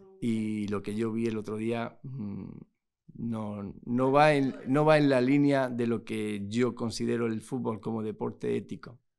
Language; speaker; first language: Spanish; native; Spanish